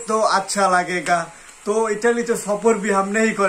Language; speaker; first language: Hindi; non-native, learner; Bangla